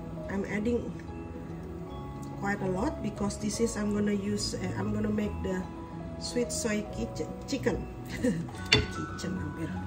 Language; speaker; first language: English; non-native, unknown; Indonesian